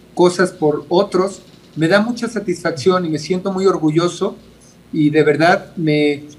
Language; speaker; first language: Spanish; native; Spanish